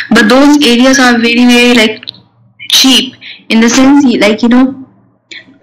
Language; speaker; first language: English; non-native, local second language; Urdu